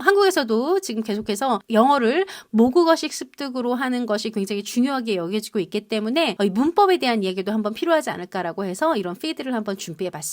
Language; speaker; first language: Korean; native; Korean